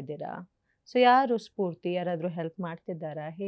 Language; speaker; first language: Kannada; native; Kannada